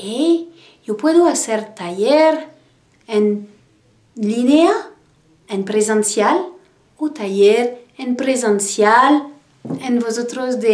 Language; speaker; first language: Spanish; non-native, learner; French